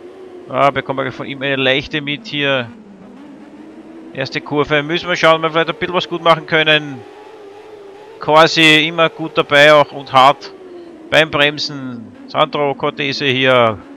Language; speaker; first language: German; native; German